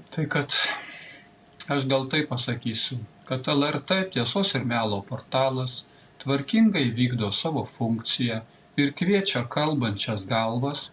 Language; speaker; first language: Lithuanian; native; Lithuanian